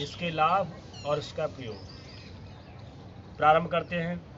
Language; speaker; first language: Hindi; native; Hindi